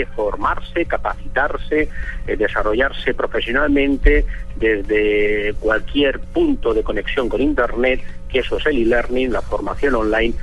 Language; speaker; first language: Spanish; native; Spanish